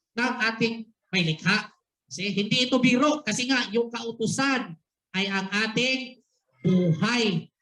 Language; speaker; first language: Filipino; non-native, local second language; Cebuano